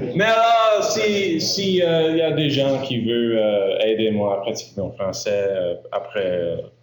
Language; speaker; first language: French; non-native, learner; English